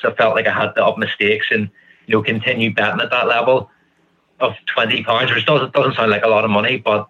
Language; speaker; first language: English; native; English